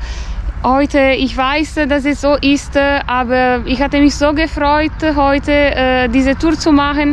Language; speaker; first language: German; non-native, fluent; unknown